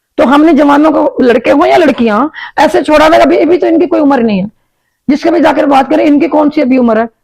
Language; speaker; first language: Urdu; native; Urdu